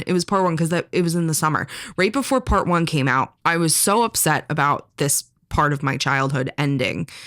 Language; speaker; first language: English; native; English